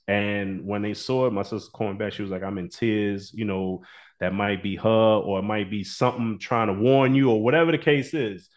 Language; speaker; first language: English; native; English